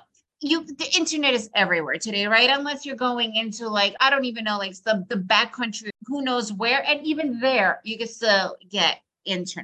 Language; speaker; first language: English; early bilingual, other home language; Russian